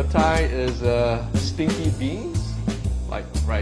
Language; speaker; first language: English; native; English